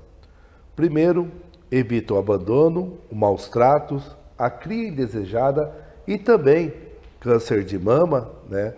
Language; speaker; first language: Portuguese; native; Portuguese